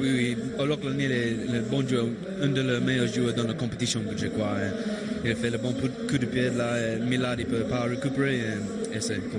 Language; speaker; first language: French; non-native, learner; English